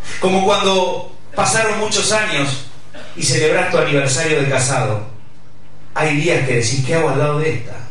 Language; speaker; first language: Spanish; native; Spanish